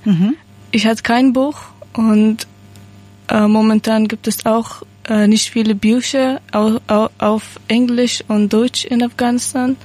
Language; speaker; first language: German; non-native, learner; Persian